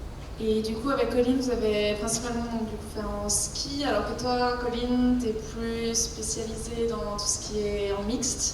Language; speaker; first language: French; native; French